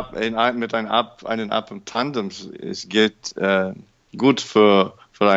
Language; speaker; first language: German; non-native, learner; English